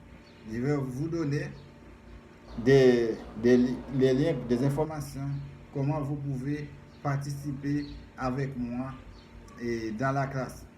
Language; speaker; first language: French; non-native, fluent; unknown